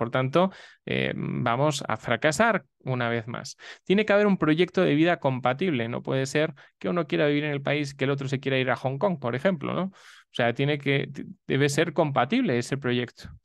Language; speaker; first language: Spanish; native; Spanish